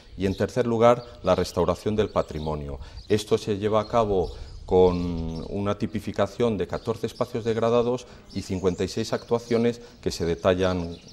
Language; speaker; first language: Spanish; native; Spanish